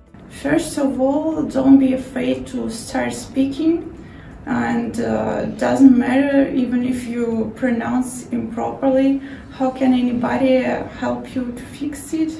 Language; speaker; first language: English; non-native, fluent; Russian